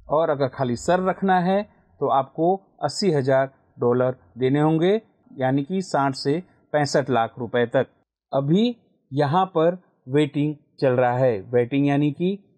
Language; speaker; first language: Hindi; non-native, local second language; Gujarati